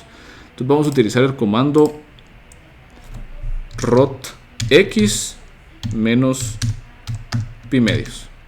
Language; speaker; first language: Spanish; native; Spanish